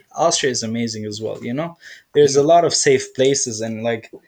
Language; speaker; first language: English; native; English